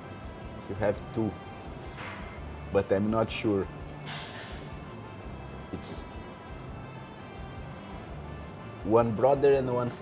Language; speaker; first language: English; non-native, learner; Portuguese